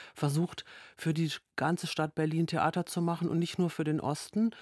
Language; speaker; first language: German; native; German